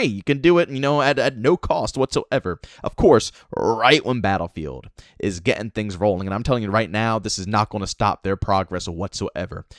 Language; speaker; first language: English; native; English